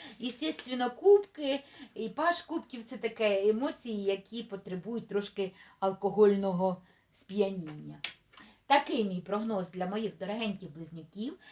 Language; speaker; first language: Ukrainian; non-native, local second language; Russian